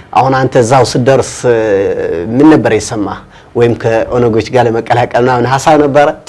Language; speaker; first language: Amharic; non-native, local second language; Tigrinya